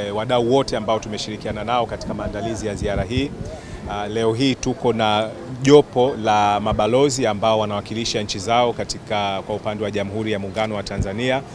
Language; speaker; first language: Swahili; native; Swahili